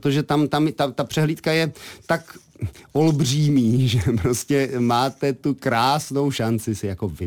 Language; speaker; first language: Czech; native; Czech